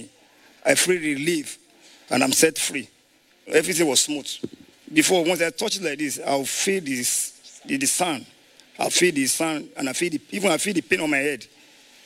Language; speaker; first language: English; non-native, local second language; Yoruba